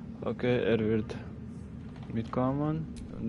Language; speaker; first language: German; non-native, learner; Russian